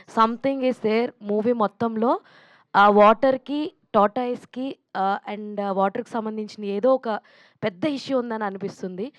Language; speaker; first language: Telugu; native; Telugu